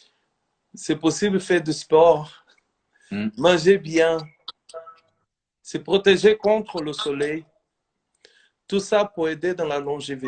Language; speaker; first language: French; non-native, fluent; Portuguese